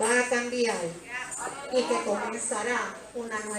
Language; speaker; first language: Spanish; native; Spanish